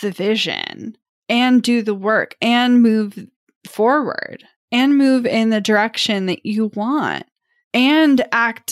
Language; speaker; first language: English; native; English